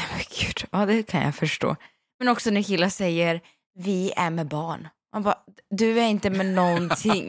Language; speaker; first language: Swedish; native; Swedish